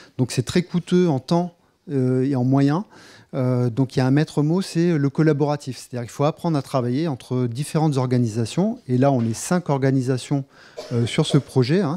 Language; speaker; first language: French; native; French